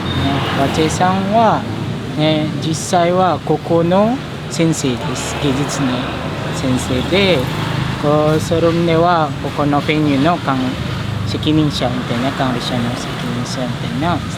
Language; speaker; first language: Japanese; non-native, fluent; Indonesian